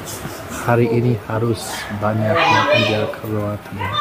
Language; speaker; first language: Indonesian; non-native, fluent; English